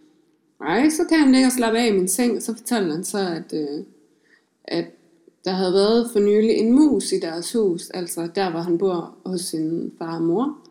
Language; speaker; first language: Danish; native; Danish